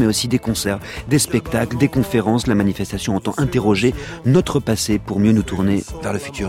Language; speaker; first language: French; native; French